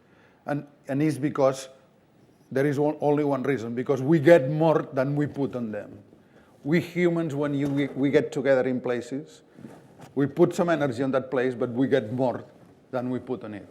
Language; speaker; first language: English; non-native, fluent; Catalan